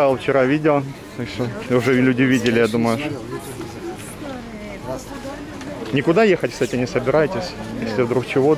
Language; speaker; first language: Russian; native; Russian